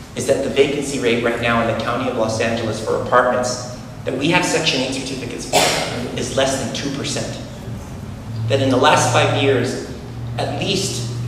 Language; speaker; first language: English; native; English